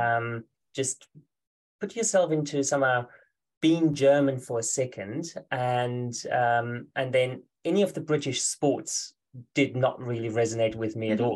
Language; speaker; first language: English; non-native, fluent; German